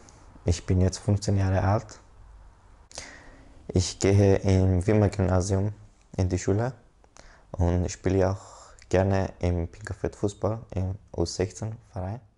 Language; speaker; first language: German; non-native, learner; Persian